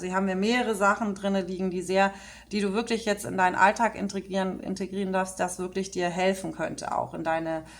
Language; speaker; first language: German; native; German